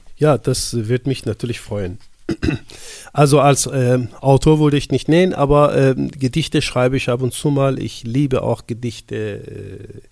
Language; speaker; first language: German; non-native, fluent; Persian